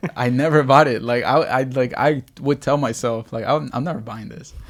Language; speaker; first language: English; early bilingual, other home language; Spanish